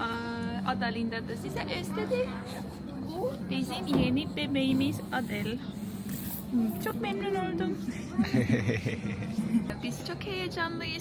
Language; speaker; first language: Turkish; non-native, learner; Estonian